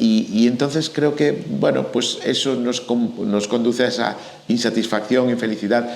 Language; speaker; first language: Spanish; native; Spanish